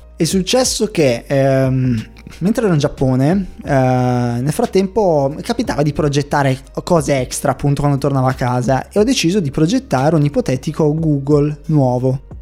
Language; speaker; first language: Italian; native; Italian